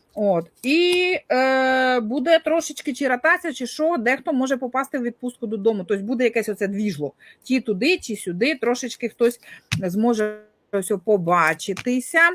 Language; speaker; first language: Ukrainian; non-native, local second language; Russian